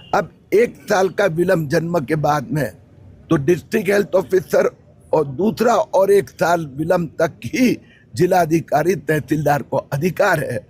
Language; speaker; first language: Hindi; non-native, local second language; Marathi